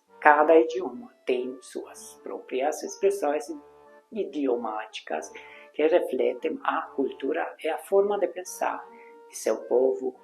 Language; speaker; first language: Portuguese; non-native, fluent; Hungarian